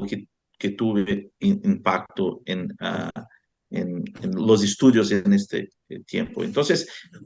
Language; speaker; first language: Spanish; non-native, fluent; Portuguese